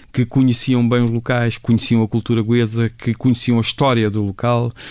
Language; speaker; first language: Portuguese; native; Portuguese